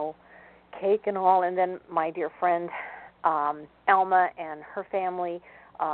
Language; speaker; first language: English; native; English